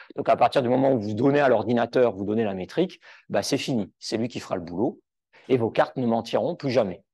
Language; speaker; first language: French; native; French